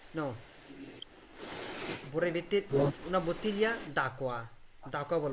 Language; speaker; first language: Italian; non-native, fluent; Bangla